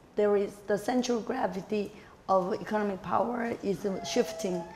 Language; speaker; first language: English; non-native, fluent; Korean